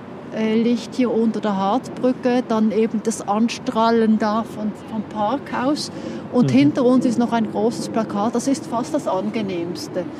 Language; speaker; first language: German; native; German